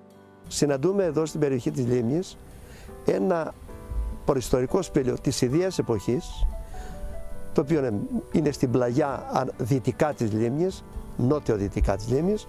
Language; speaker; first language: Greek; native; Greek